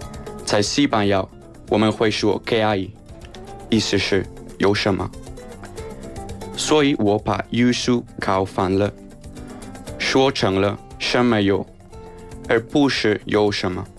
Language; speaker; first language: Chinese; non-native, fluent; Spanish